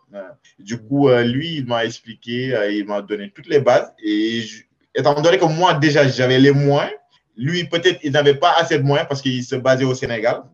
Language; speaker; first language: French; non-native, local second language; Wolof